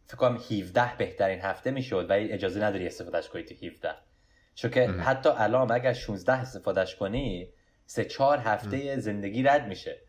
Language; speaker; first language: Persian; early bilingual, heritage; Persian